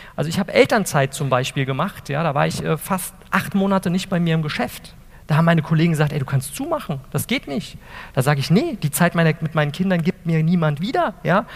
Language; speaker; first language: German; native; German